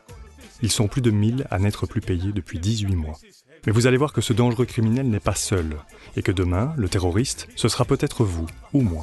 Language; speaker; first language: French; native; French